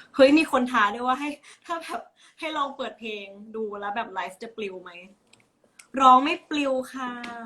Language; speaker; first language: Thai; native; Thai